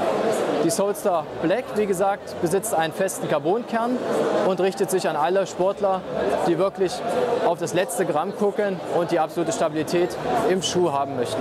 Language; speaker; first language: German; native; German